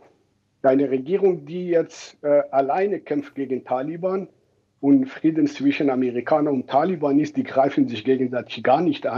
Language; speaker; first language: German; non-native, fluent; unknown